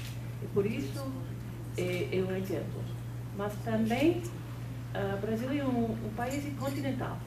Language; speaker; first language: Portuguese; non-native, fluent; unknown